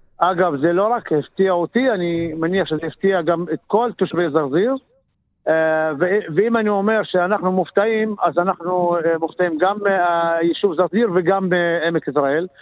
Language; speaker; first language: Hebrew; non-native, local second language; Arabic